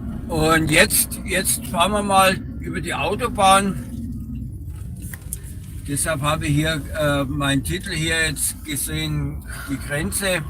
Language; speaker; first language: German; native; German